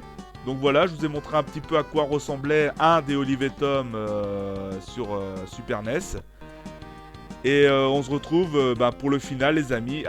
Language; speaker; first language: French; native; French